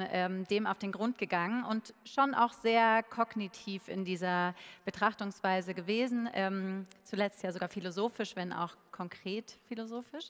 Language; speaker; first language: German; native; German